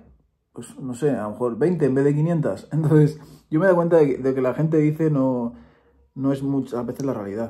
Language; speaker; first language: Spanish; native; Spanish